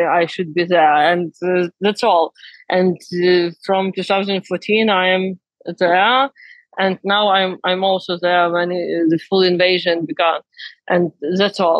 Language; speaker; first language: English; non-native, learner; Ukrainian